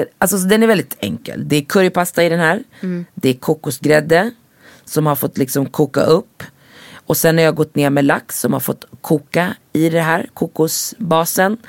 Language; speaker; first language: Swedish; early bilingual, other home language; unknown